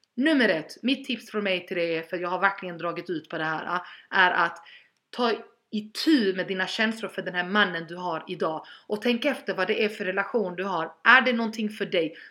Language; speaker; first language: Swedish; early bilingual, other home language; Albanian